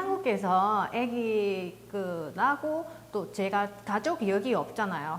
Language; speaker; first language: Korean; non-native, learner; Vietnamese